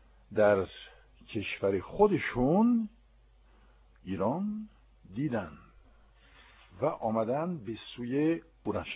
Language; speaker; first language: Persian; non-native, fluent; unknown